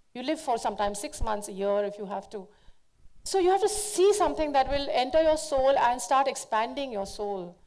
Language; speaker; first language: English; non-native, local second language; Hindi